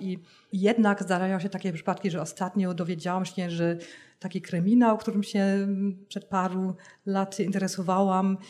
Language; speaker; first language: Polish; non-native, fluent; German